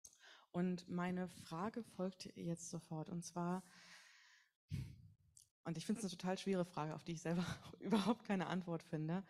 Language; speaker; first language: German; native; German